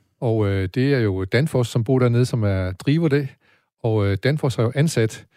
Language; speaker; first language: Danish; native; Danish